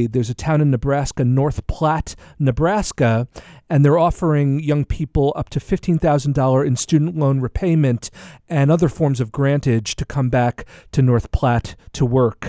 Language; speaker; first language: English; native; English